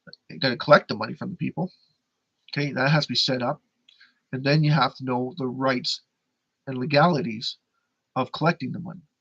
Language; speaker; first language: English; native; English